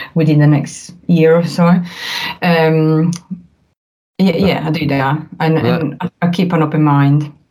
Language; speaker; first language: English; non-native, fluent; Italian